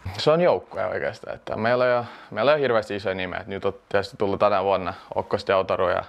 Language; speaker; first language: Finnish; early bilingual, other home language; Russian